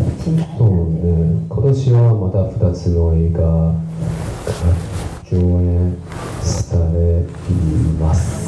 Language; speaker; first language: Japanese; non-native, learner; Chinese